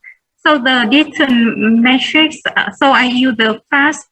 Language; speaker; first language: English; non-native, learner; Vietnamese